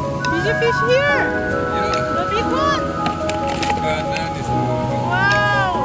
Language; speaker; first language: English; non-native, learner; Korean